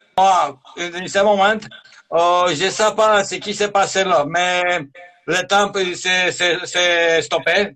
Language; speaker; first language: French; non-native, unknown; Romanian